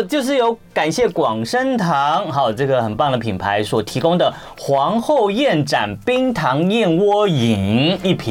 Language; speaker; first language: Chinese; native; Chinese